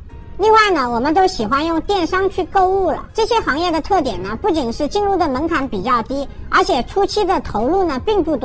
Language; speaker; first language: Chinese; native; Chinese